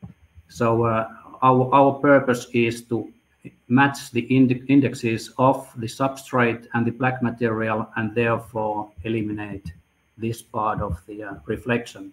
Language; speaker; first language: English; non-native, fluent; Finnish